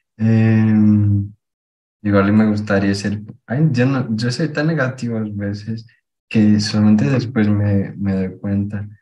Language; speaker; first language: Spanish; non-native, fluent; Portuguese